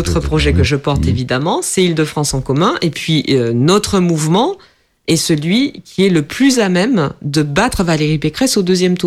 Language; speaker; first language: French; native; French